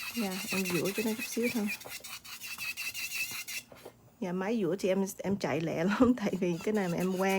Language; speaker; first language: Vietnamese; early bilingual, heritage; Vietnamese